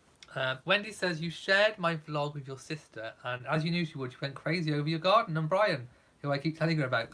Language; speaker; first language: English; native; English